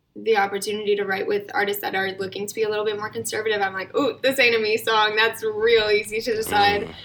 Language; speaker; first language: English; native; English